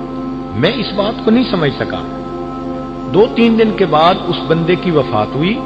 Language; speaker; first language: Urdu; native; Urdu